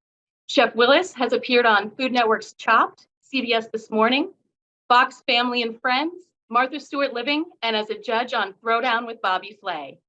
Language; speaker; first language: English; native; English